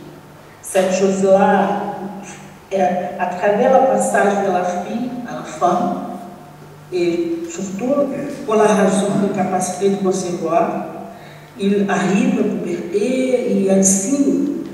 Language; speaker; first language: French; non-native, learner; Portuguese